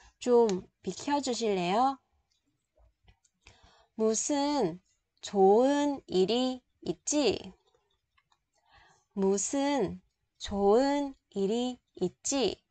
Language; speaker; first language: Korean; non-native, fluent; Vietnamese